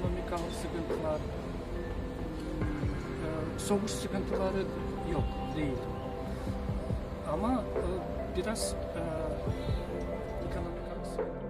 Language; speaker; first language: Turkish; non-native, learner; Kyrgyz